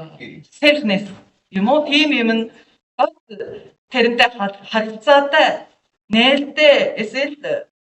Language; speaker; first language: Mongolian; non-native, learner; Japanese